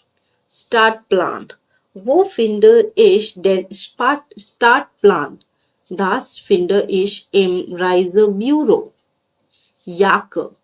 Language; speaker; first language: German; non-native, fluent; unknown